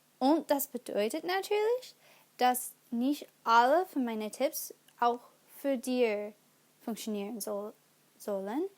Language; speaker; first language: German; non-native, learner; English